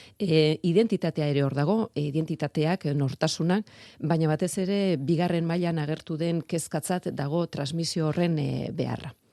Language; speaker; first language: Basque; native; Basque